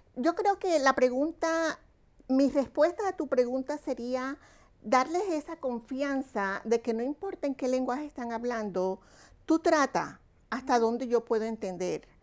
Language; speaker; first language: Spanish; native; Spanish